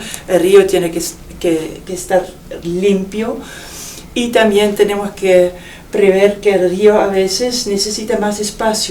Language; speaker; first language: Spanish; non-native, fluent; Dutch